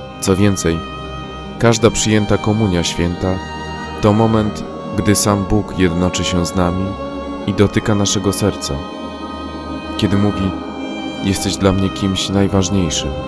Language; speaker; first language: Polish; native; Polish